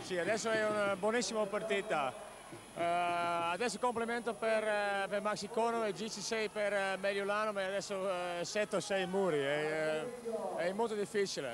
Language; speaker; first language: Italian; non-native, learner; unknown